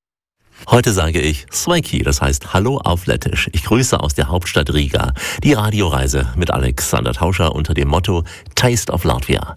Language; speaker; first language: German; native; German